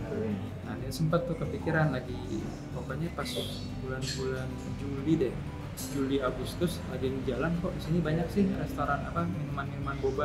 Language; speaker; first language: Indonesian; native; Indonesian